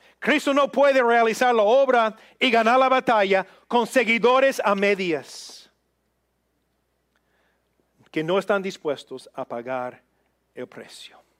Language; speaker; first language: Spanish; non-native, fluent; English